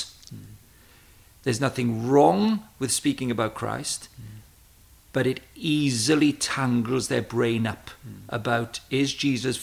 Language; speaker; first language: English; native; English